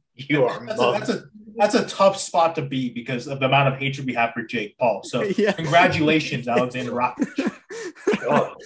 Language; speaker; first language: English; native; English